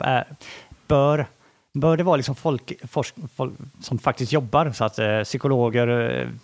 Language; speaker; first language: Swedish; native; Swedish